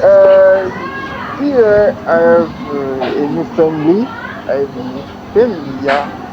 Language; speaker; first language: English; non-native, learner; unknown